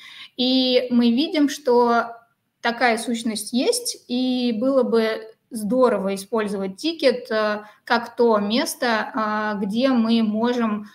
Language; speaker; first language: Russian; native; Russian